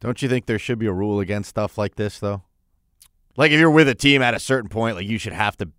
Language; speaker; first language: English; native; English